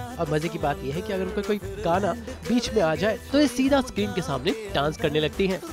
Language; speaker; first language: Hindi; native; Hindi